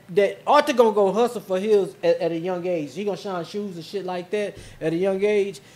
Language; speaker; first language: English; native; English